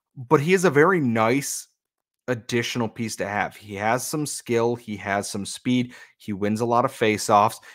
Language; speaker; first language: English; native; English